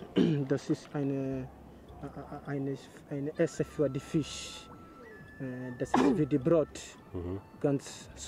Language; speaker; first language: German; non-native, learner; Swahili